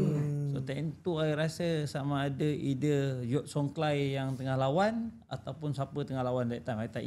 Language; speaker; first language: Malay; native; Malay